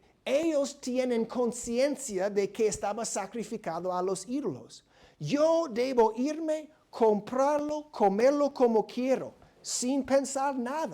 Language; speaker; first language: Spanish; non-native, fluent; English